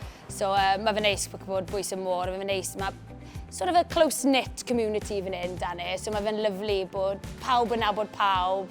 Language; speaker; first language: Welsh; native; Welsh